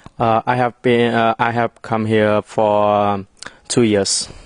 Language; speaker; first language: English; non-native, learner; Vietnamese